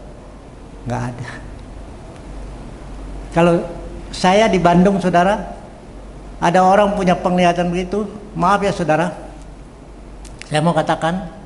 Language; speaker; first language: Indonesian; native; Indonesian